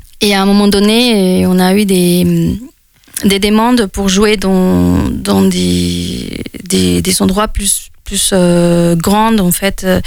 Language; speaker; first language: French; non-native, fluent; Spanish